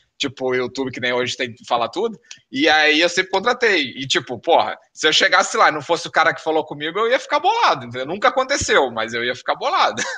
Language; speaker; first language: Portuguese; native; Portuguese